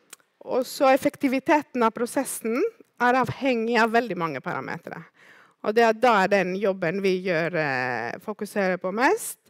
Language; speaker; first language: Norwegian; non-native, fluent; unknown